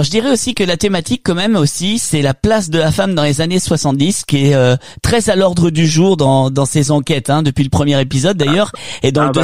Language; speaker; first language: French; native; French